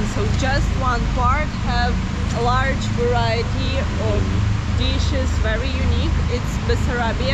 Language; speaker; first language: English; non-native, fluent; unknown